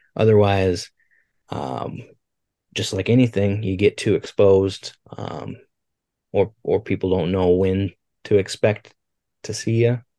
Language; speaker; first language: English; native; English